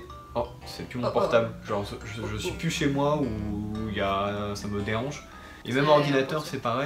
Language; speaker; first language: French; native; French